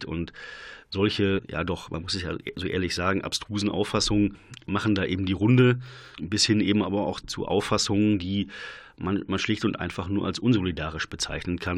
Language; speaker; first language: German; native; German